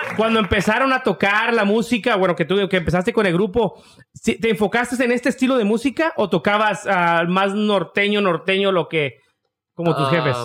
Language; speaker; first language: Spanish; early bilingual, heritage; English